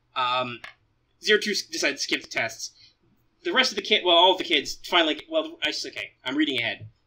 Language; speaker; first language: English; native; English